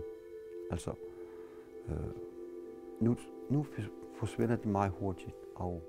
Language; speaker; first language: Danish; non-native, fluent; Kalaallisut